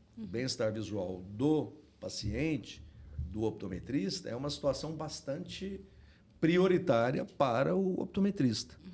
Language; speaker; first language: Portuguese; native; Portuguese